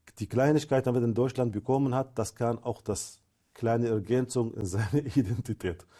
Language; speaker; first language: German; non-native, fluent; Arabic